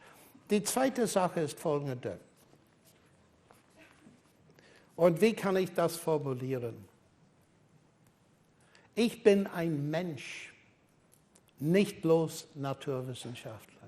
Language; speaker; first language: German; non-native, fluent; English